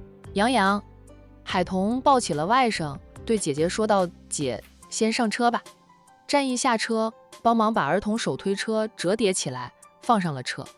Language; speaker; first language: Chinese; native; Chinese